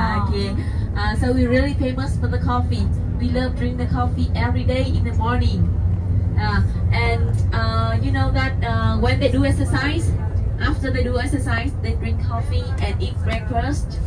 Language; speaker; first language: English; non-native, learner; Vietnamese